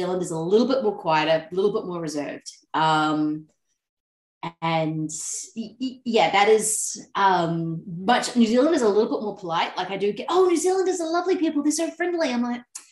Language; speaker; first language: English; native; English